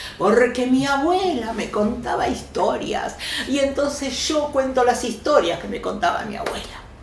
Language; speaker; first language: Spanish; early bilingual, other home language; Yiddish